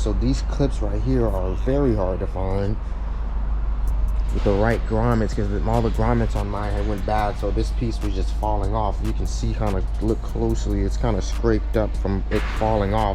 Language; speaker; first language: English; native; English